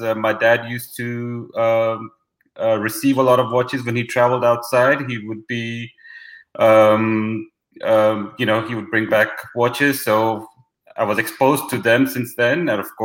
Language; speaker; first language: English; non-native, local second language; Hindi